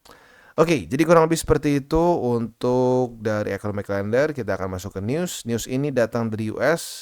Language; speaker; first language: Indonesian; native; Indonesian